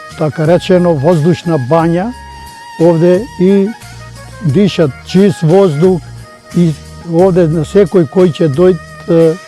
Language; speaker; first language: Macedonian; native; Macedonian